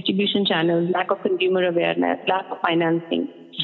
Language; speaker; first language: English; non-native, local second language; Hindi